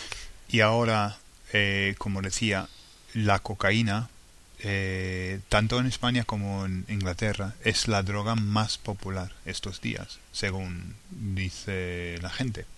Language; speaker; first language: Spanish; non-native, fluent; English